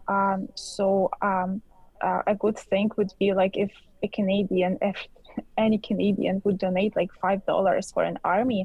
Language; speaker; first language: English; non-native, fluent; Ukrainian